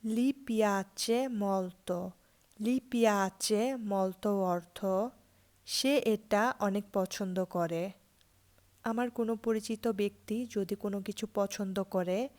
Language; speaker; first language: Bangla; native; Bangla